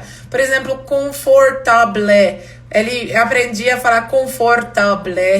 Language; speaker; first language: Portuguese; non-native, fluent; English